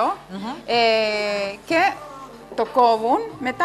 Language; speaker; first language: Greek; non-native, fluent; Spanish